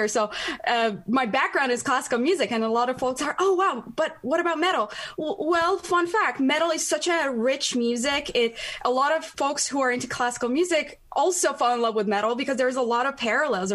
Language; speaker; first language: English; non-native, fluent; Persian